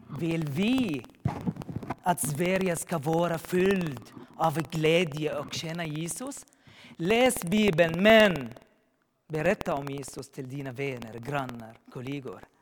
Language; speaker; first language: Swedish; non-native, learner; Arabic